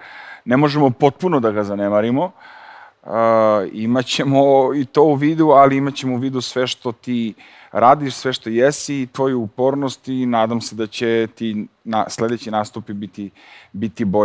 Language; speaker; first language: Serbian; native; Serbian